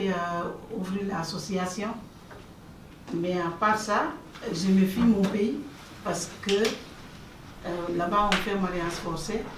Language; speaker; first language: French; non-native, learner; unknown